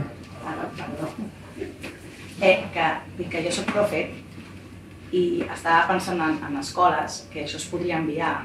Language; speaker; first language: Catalan; non-native, local second language; Spanish